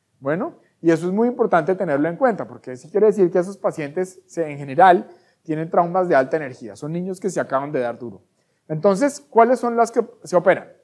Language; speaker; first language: Spanish; native; Spanish